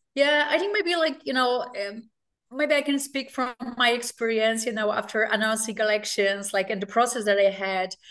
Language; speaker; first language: English; non-native, fluent; Polish